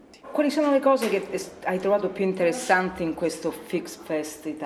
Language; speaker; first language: Italian; native; Italian